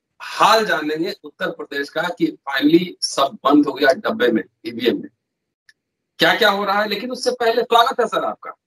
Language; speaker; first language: Hindi; native; Hindi